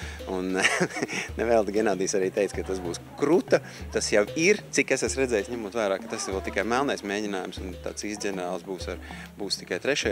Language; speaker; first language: Latvian; native; Latvian